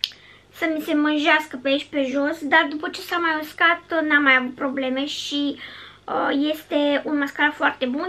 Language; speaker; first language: Romanian; native; Romanian